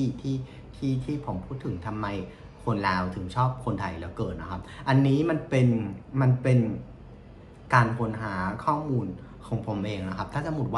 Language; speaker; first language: Thai; non-native, fluent; Vietnamese